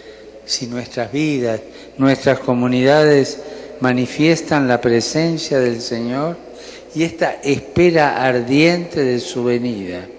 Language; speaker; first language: Spanish; native; Spanish